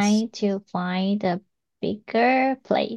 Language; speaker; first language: English; non-native, learner; Chinese